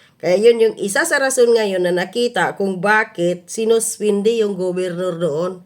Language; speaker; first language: Filipino; non-native, local second language; Cebuano